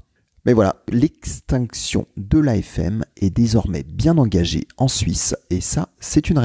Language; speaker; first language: French; native; French